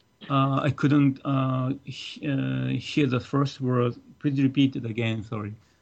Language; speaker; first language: English; non-native, learner; Japanese